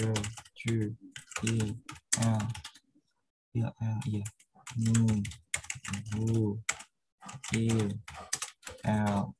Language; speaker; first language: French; non-native, fluent; Indonesian